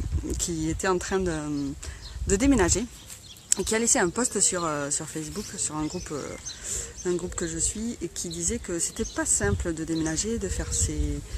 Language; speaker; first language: French; native; French